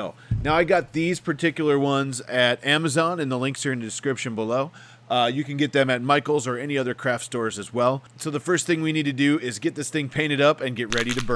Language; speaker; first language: English; native; English